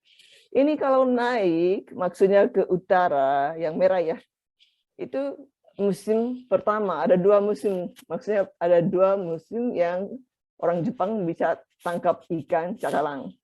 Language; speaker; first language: Indonesian; non-native, fluent; Japanese